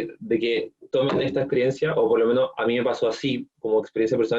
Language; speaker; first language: Spanish; native; Spanish